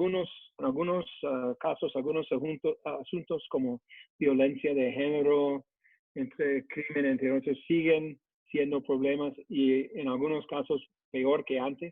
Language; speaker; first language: Spanish; non-native, fluent; English